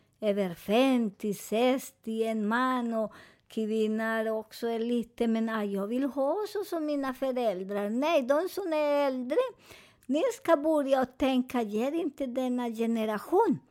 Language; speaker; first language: Swedish; non-native, fluent; Spanish